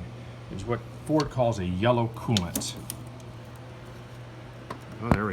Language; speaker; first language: English; native; English